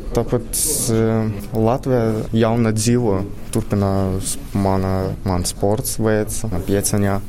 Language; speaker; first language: Latvian; non-native, learner; Ukrainian